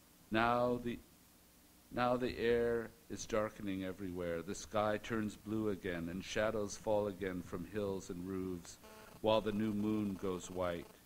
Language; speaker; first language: English; native; English